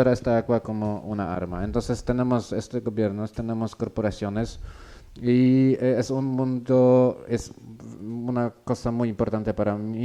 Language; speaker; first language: Spanish; non-native, learner; Polish